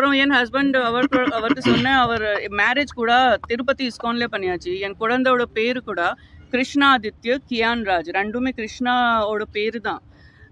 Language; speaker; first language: Tamil; non-native, local second language; Gujarati